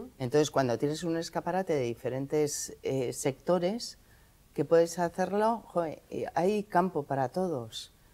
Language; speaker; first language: Spanish; native; Spanish